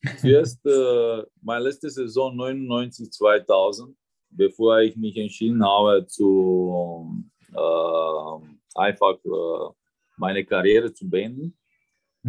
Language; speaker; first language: German; non-native, fluent; Romanian